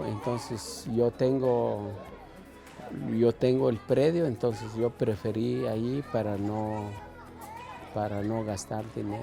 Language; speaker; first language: Spanish; non-native, local second language; Kʼicheʼ